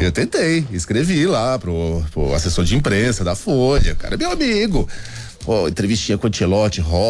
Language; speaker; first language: Portuguese; native; Portuguese